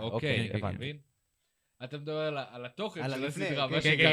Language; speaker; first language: Hebrew; native; Hebrew